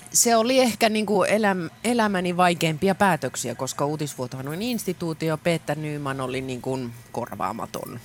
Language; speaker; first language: Finnish; non-native, local second language; Swedish